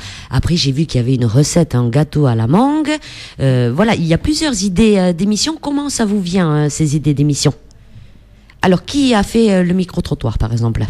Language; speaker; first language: French; native; French